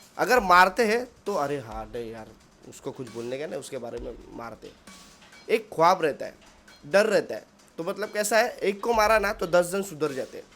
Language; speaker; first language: Hindi; non-native, local second language; Marathi